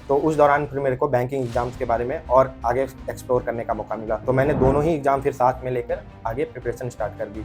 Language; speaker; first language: Hindi; native; Hindi